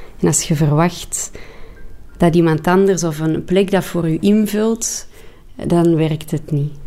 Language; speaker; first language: Dutch; native; Dutch